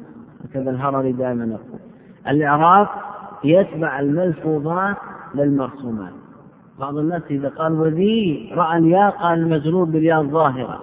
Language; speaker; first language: Arabic; native; Arabic